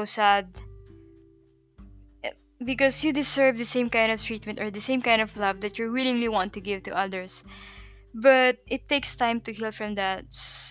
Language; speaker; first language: English; non-native, local second language; Filipino